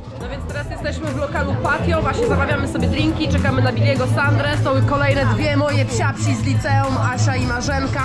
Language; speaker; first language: Polish; native; Polish